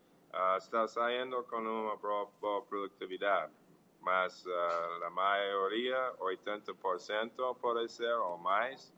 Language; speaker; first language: Portuguese; non-native, fluent; English